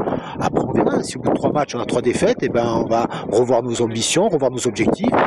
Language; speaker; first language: French; native; French